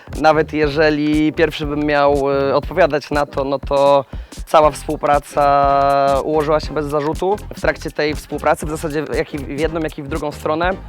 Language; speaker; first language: Polish; native; Polish